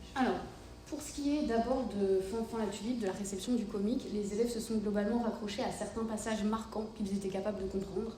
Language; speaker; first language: French; native; French